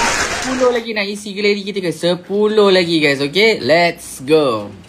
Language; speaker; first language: Malay; native; Malay